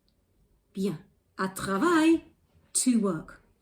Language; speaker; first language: French; non-native, fluent; English